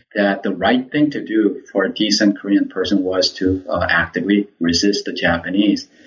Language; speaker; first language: English; early bilingual, other home language; Korean